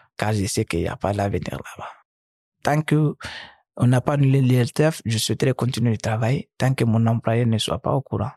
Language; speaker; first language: French; non-native, local second language; Fula